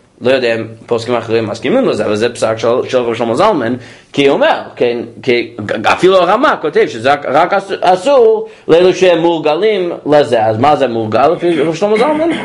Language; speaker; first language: Hebrew; non-native, fluent; English